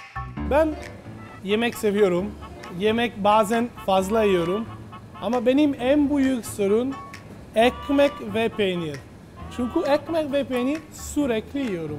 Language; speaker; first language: Turkish; non-native, learner; Italian